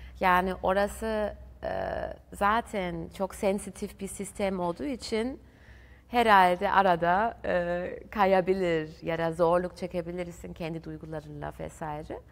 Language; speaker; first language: Turkish; early bilingual, heritage; German